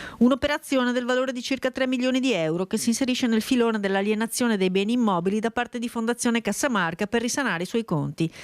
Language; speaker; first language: Italian; native; Italian